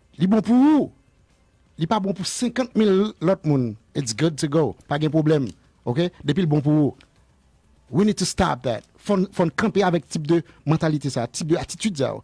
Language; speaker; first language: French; non-native, local second language; Haitian Creole